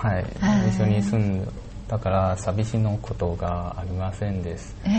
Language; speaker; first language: Japanese; non-native, learner; Chinese